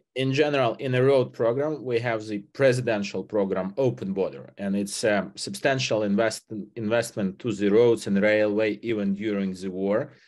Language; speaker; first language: English; non-native, fluent; Ukrainian